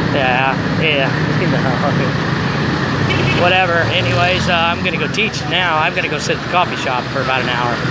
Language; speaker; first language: English; native; English